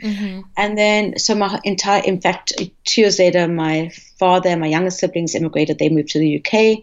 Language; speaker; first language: English; native; English